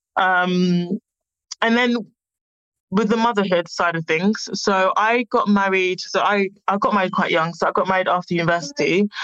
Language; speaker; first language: English; native; English